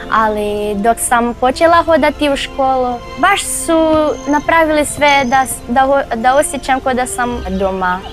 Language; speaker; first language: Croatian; early bilingual, other home language; Filipino